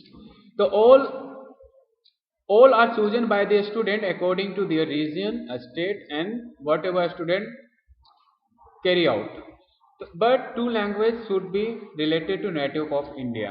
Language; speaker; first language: English; non-native, local second language; Hindi